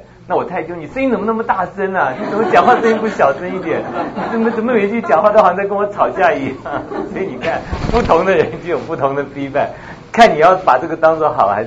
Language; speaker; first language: Chinese; native; Chinese